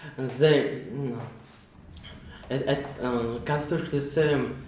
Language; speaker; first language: English; non-native, learner; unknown